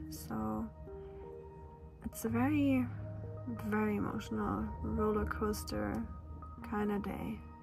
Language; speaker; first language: English; non-native, fluent; German